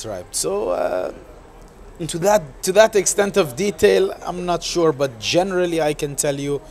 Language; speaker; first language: English; non-native, local second language; Arabic